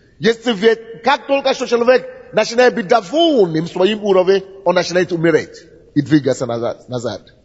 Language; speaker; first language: Russian; non-native, fluent; Yoruba